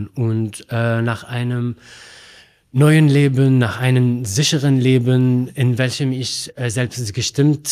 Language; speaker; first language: German; non-native, learner; Arabic